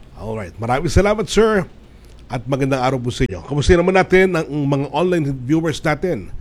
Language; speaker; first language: Filipino; native; Filipino